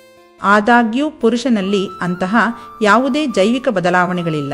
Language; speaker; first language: Kannada; native; Kannada